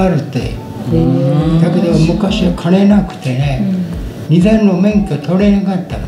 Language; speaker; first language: Japanese; native; Japanese